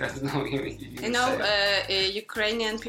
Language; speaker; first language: English; non-native, fluent; Ukrainian